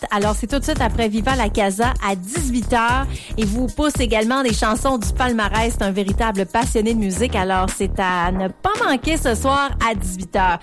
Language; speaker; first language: French; native; French